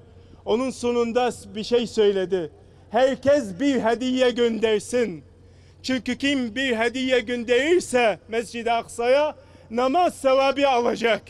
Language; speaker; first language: Turkish; non-native, fluent; Arabic